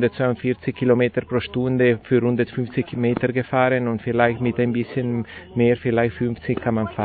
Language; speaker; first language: German; non-native, local second language; Italian